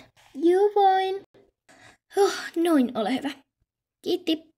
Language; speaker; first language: Finnish; native; Finnish